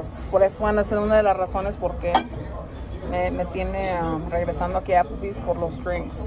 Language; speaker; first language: Spanish; early bilingual, heritage; Spanish